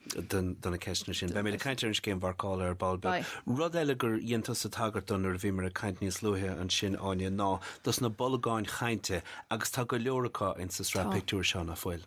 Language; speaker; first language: Irish; native; Irish